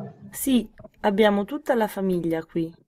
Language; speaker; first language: Italian; non-native, learner; Vietnamese